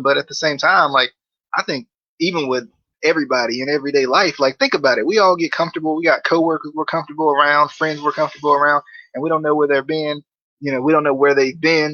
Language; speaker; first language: English; native; English